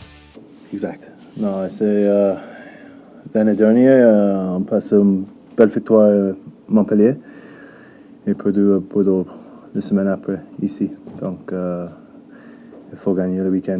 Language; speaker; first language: French; non-native, learner; English